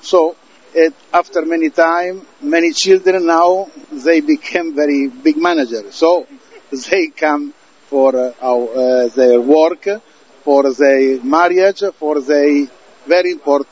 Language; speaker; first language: English; non-native, learner; Italian